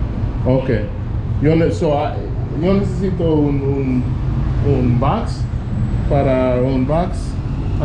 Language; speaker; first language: Spanish; non-native, learner; English